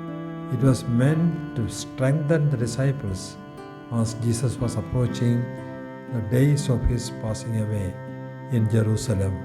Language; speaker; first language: English; non-native, local second language; Malayalam